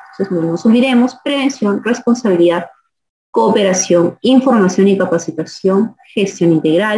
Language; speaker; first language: Spanish; native; Spanish